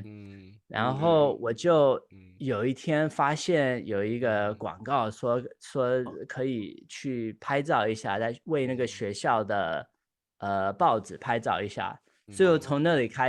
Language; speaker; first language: Chinese; early bilingual, heritage; Chinese